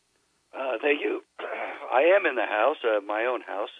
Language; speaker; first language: English; native; English